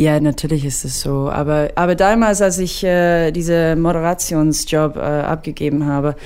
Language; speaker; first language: German; non-native, fluent; English